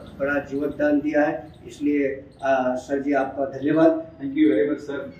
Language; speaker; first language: Hindi; non-native, local second language; Gujarati